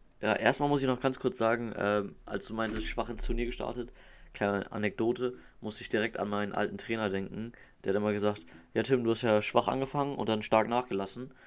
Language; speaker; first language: German; native; German